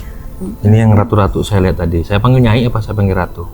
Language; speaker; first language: Indonesian; native; Indonesian